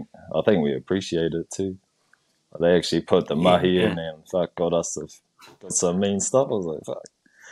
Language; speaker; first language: English; native; English